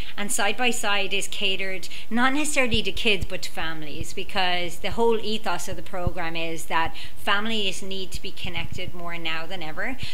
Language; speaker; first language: English; native; English